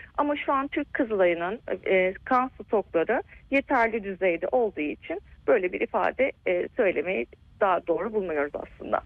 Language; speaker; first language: Turkish; native; Turkish